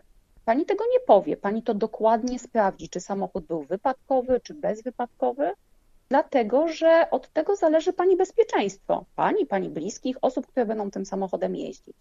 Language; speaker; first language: Polish; native; Polish